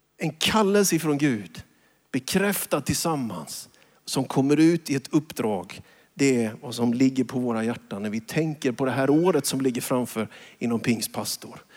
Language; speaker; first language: Swedish; native; Swedish